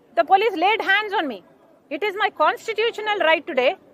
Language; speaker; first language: English; non-native, local second language; Telugu